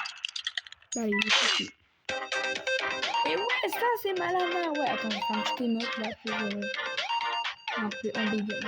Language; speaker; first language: French; native; French